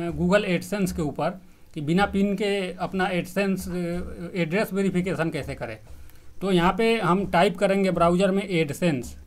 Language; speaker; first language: Hindi; native; Hindi